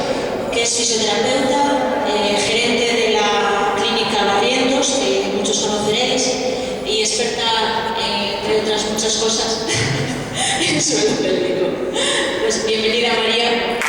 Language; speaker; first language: Spanish; native; Spanish